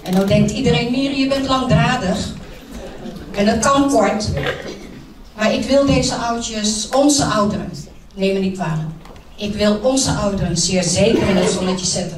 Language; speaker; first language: Dutch; early bilingual, other home language; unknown